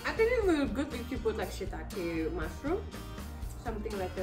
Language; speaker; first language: English; non-native, fluent; Indonesian